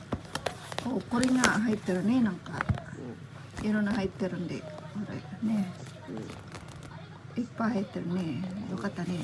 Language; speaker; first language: Japanese; non-native, fluent; Filipino